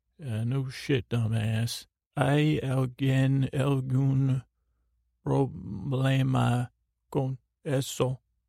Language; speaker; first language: Spanish; non-native, learner; English